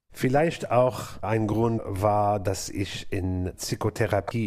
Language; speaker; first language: German; non-native, learner; English